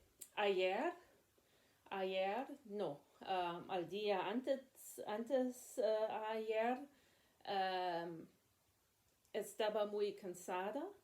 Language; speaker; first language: Spanish; non-native, learner; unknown